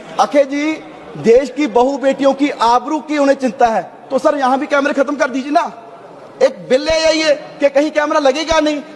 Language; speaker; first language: Hindi; non-native, local second language; Punjabi